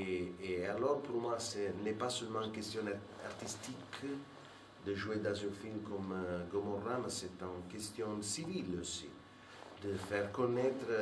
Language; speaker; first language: French; non-native, fluent; Italian